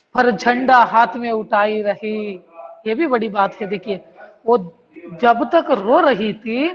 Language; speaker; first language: Hindi; non-native, local second language; Kannada